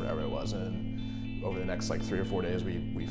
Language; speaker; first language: English; native; English